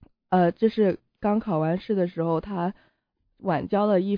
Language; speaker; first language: Chinese; early bilingual, heritage; Chinese